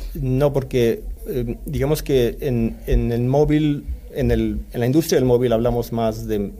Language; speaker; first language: Spanish; early bilingual, other home language; Swedish